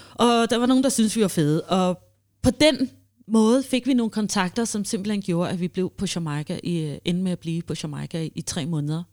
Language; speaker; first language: Danish; early bilingual, other home language; Swahili